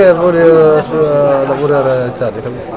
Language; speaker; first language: Italian; non-native, learner; Arabic